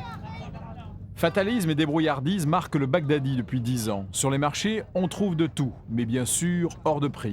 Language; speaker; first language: French; native; French